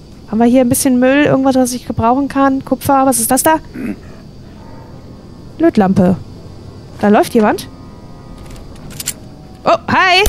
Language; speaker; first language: German; native; German